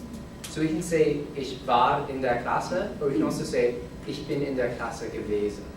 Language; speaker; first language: German; non-native, fluent; English